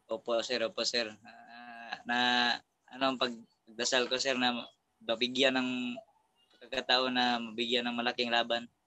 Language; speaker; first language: Filipino; non-native, local second language; Cebuano